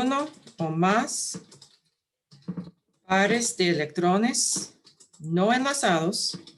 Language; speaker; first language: Spanish; early bilingual, heritage; English